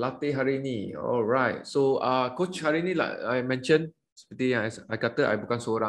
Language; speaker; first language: Malay; native; Malay